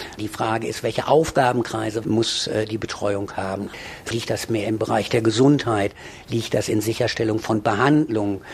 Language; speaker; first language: German; native; German